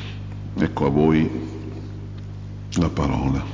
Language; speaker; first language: Italian; native; Italian